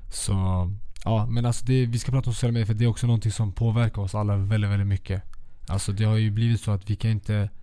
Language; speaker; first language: Swedish; early bilingual, other home language; Kurdish